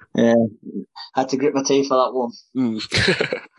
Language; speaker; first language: English; native; English